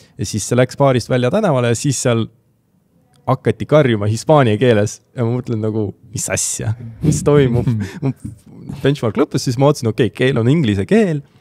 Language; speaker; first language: Estonian; non-native, local second language; Russian